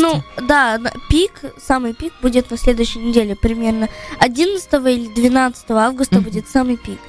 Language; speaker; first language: Russian; early bilingual, heritage; Russian